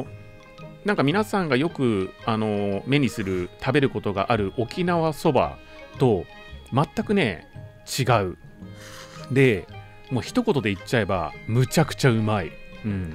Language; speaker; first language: Japanese; native; Japanese